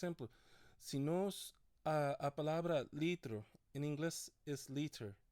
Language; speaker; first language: Portuguese; non-native, learner; English